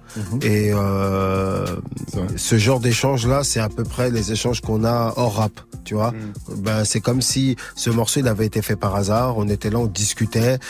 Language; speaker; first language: French; native; French